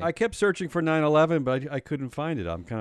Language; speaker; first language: English; native; English